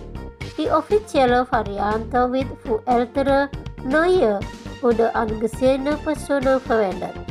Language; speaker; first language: German; non-native, fluent; Indonesian